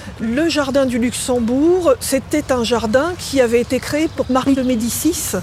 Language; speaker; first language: French; native; French